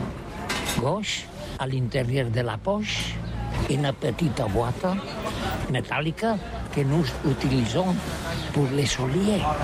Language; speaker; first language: French; non-native, learner; Catalan